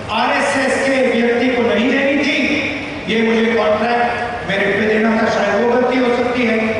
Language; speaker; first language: Hindi; native; Hindi